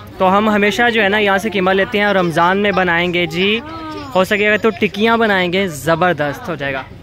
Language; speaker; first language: Urdu; non-native, local second language; Punjabi